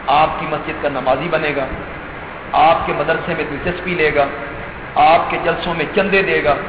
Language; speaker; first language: Urdu; non-native, local second language; Punjabi